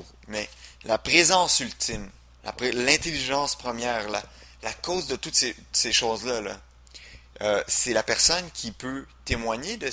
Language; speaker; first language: French; native; French